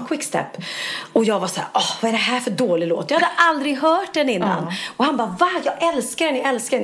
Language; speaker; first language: Swedish; native; Swedish